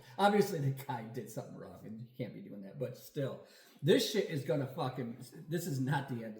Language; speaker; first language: English; native; English